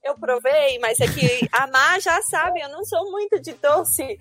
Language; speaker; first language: Portuguese; non-native, fluent; English